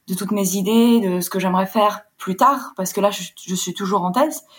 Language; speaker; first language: French; early bilingual, heritage; French